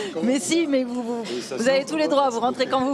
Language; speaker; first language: French; native; French